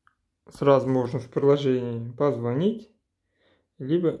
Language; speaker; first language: Russian; non-native, local second language; Kazakh